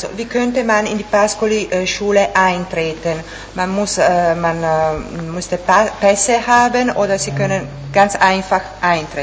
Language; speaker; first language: German; non-native, fluent; Italian